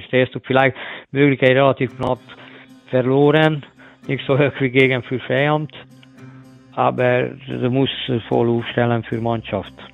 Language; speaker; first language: German; non-native, learner; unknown